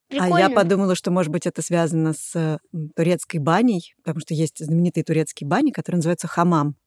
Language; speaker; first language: Russian; native; Russian